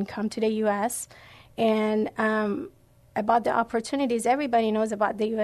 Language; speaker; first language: English; non-native, fluent; Persian